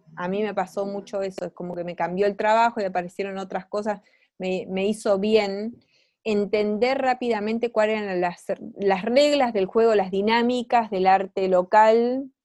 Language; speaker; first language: Spanish; native; Spanish